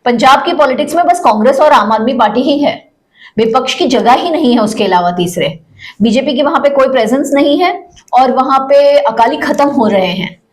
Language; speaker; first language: Hindi; non-native, local second language; Marathi